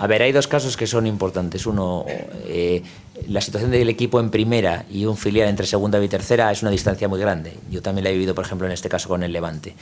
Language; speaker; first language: Spanish; native; Spanish